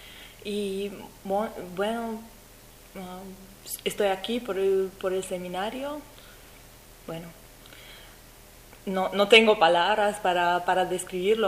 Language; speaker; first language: Spanish; non-native, fluent; English